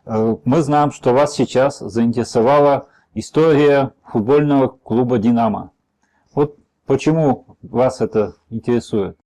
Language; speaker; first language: Russian; native; Russian